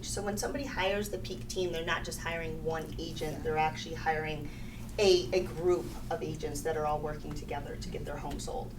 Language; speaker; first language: English; native; English